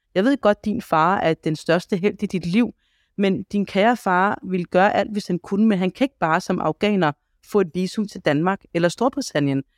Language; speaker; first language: Danish; early bilingual, other home language; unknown